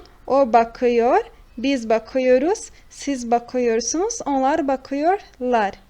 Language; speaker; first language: Turkish; non-native, fluent; Portuguese